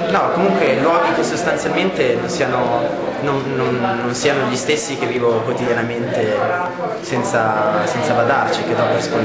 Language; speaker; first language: Italian; native; Italian